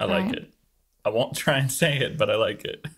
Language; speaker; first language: English; native; English